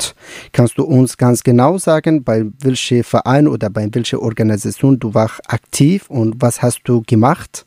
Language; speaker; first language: German; non-native, learner; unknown